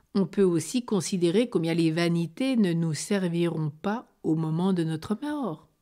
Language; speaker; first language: French; native; French